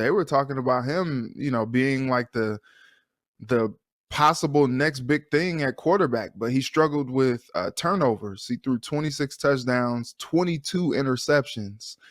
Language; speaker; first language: English; native; English